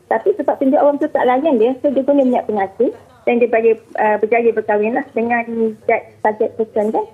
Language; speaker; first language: Malay; native; Malay